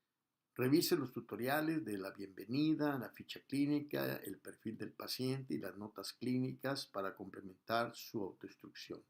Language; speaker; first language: Spanish; native; Spanish